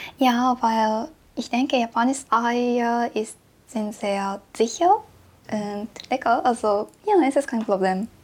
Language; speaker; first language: German; non-native, learner; Japanese